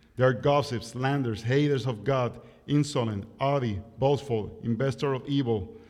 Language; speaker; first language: English; non-native, fluent; Spanish